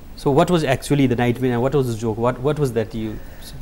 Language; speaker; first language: English; non-native, local second language; Nepali